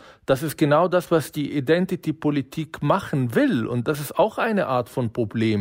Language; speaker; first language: German; non-native, fluent; Arabic